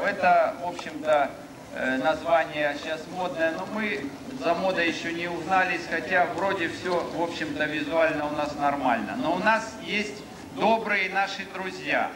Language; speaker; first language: Russian; native; Russian